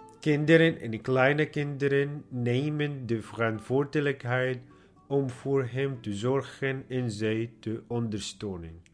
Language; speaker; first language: Dutch; non-native, learner; Arabic